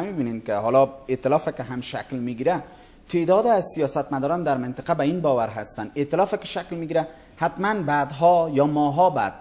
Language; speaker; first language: Persian; native; Persian